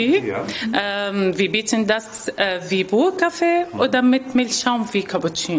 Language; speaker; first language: German; non-native, learner; Arabic